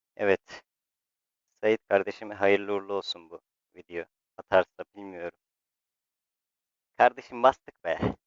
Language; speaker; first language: Turkish; native; Turkish